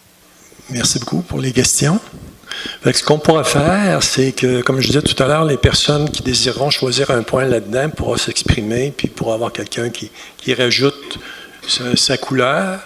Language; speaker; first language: French; native; French